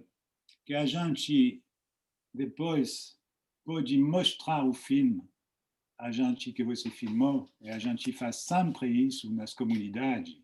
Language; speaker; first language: Portuguese; non-native, fluent; French